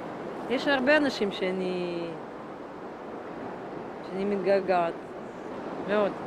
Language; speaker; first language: Hebrew; non-native, fluent; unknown